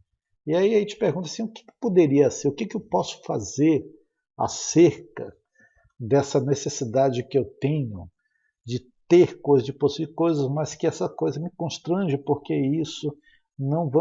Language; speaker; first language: Portuguese; native; Portuguese